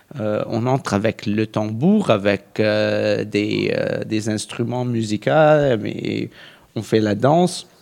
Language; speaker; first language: French; non-native, local second language; Arabic